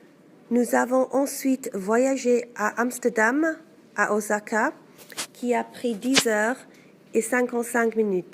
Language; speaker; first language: French; non-native, learner; English